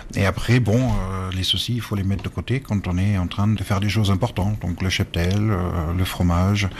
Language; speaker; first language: French; native; French